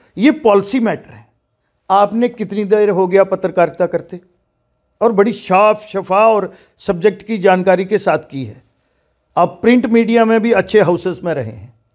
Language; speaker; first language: Hindi; non-native, local second language; Dogri